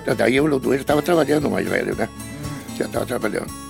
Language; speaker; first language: Portuguese; native; Portuguese